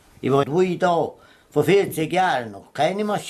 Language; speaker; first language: German; non-native, learner; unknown